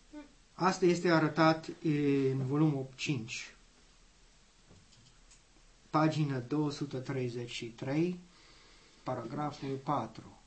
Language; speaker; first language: Romanian; non-native, learner; English